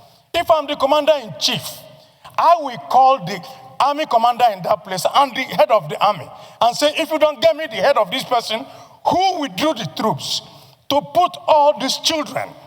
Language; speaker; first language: English; non-native, local second language; Igbo